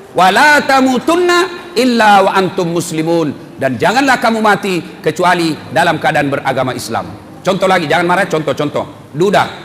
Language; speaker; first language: Indonesian; non-native, local second language; Buginese